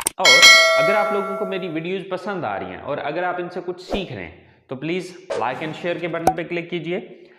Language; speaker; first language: Urdu; native; Urdu